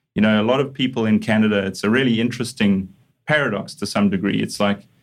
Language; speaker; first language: English; native; English